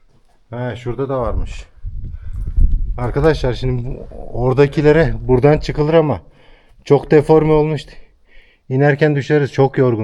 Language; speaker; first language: Turkish; native; Turkish